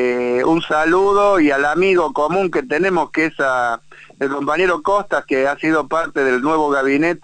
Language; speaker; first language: Spanish; native; Spanish